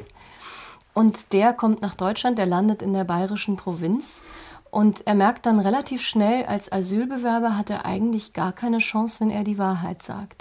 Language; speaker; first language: German; native; German